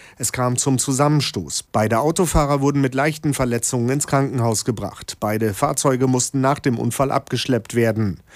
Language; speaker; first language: German; native; German